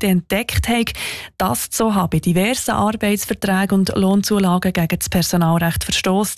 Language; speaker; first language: German; native; German